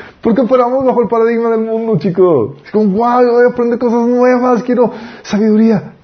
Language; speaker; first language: Spanish; native; Spanish